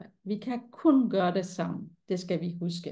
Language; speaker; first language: Danish; non-native, fluent; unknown